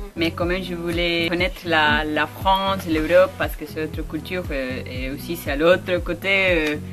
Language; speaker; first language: French; non-native, learner; Spanish